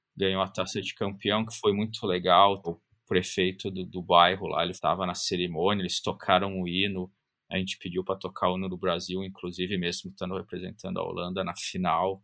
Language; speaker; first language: Portuguese; native; Portuguese